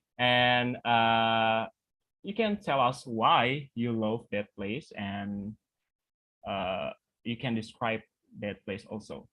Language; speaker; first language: English; non-native, fluent; Indonesian